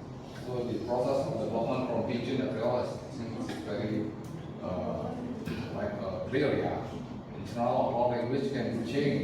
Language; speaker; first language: English; non-native, fluent; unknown